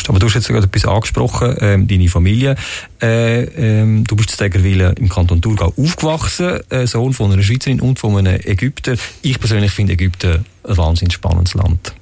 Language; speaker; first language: German; native; German